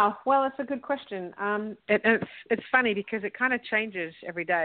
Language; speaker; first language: English; native; English